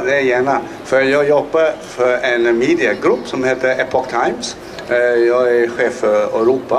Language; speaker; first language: Swedish; non-native, fluent; Chinese